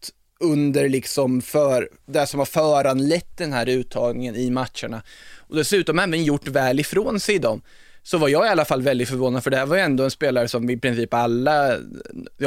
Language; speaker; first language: Swedish; native; Swedish